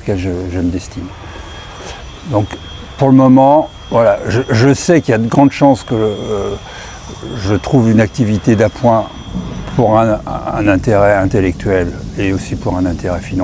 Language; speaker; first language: French; native; French